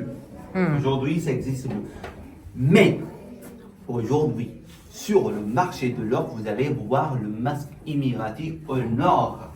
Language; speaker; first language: French; non-native, fluent; Arabic